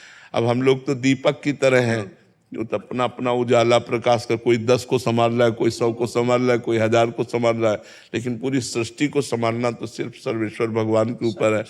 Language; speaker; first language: Hindi; native; Hindi